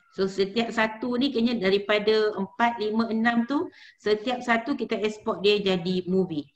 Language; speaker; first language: Malay; native; Malay